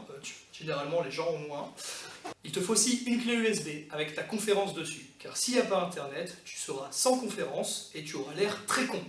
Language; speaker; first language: French; native; French